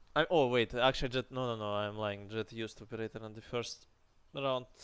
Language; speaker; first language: English; non-native, fluent; Russian